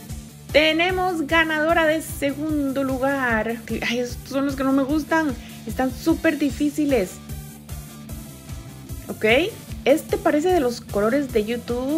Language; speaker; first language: Spanish; native; Spanish